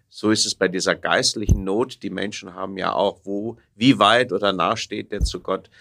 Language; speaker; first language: German; native; German